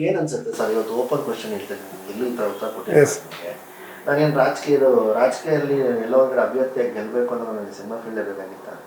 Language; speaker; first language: Kannada; non-native, local second language; Urdu